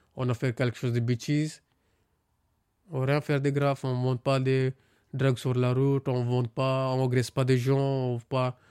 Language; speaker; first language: French; non-native, learner; Punjabi